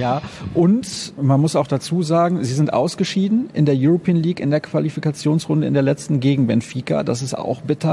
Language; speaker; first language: German; native; German